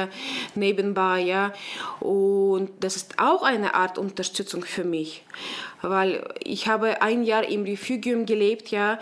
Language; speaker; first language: German; non-native, local second language; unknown